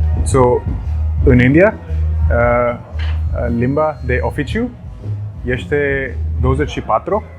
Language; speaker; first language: Romanian; non-native, learner; Hindi